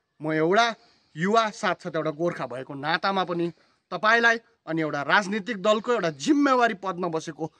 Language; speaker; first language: Nepali; native; Nepali